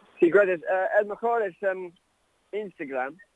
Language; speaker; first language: Spanish; non-native, learner; English